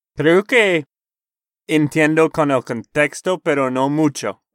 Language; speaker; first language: Spanish; non-native, fluent; English